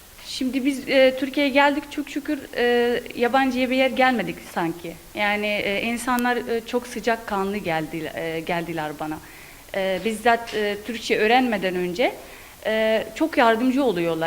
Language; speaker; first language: Turkish; non-native, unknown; Arabic